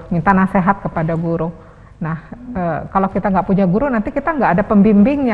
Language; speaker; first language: Indonesian; native; Indonesian